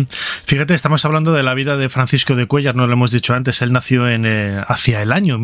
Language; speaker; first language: Spanish; native; Spanish